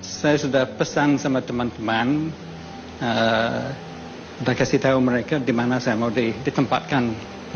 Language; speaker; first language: Indonesian; non-native, fluent; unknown